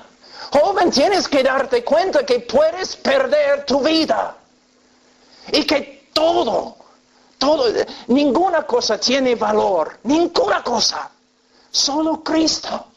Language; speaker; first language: Spanish; non-native, fluent; English